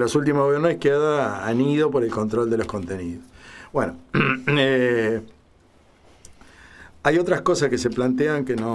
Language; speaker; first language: Spanish; native; Spanish